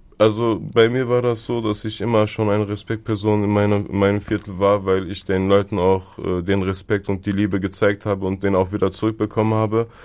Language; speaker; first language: German; early bilingual, other home language; Turkish